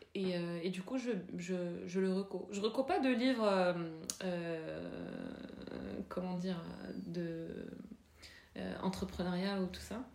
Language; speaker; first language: French; non-native, local second language; Arabic